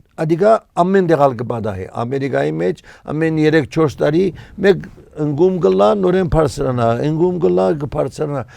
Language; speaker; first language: Armenian; early bilingual, heritage; Armenian